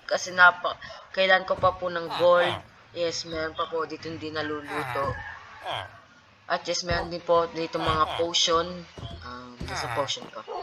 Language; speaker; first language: Filipino; native; Filipino